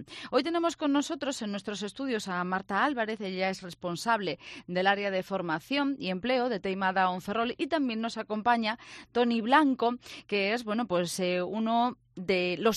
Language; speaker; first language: Spanish; native; Spanish